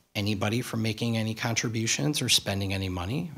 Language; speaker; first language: English; native; English